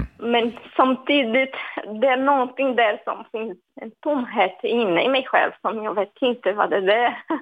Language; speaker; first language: Swedish; non-native, fluent; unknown